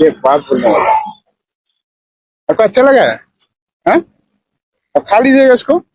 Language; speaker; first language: Hindi; non-native, local second language; Assamese